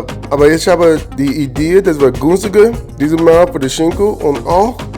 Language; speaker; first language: German; non-native, learner; English